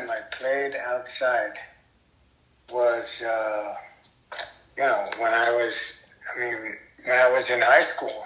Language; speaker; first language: English; native; English